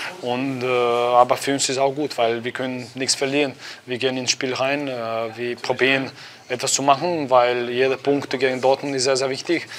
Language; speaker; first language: German; non-native, learner; Croatian